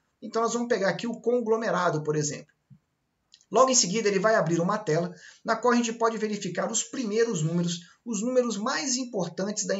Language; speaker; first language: Portuguese; native; Portuguese